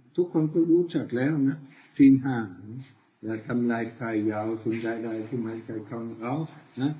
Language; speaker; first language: Thai; non-native, fluent; German